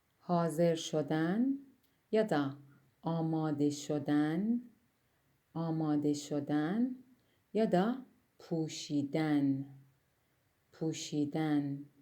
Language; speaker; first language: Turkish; non-native, fluent; Persian